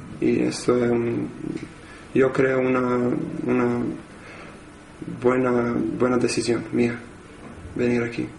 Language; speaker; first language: Spanish; non-native, learner; Serbian